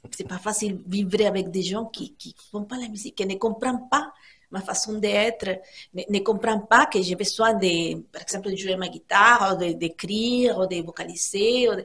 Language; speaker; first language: French; non-native, fluent; Spanish